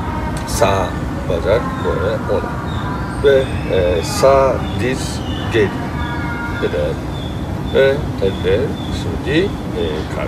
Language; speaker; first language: Turkish; non-native, learner; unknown